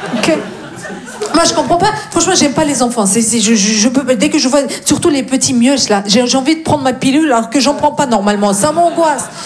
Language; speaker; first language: French; non-native, fluent; Russian